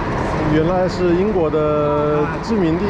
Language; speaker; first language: Chinese; non-native, fluent; English